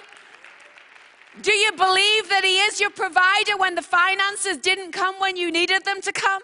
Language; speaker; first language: English; native; English